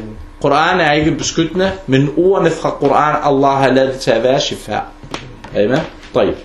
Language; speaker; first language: Danish; non-native, fluent; Arabic